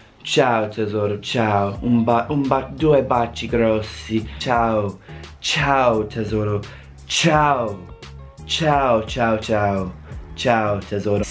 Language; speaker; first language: Italian; non-native, fluent; English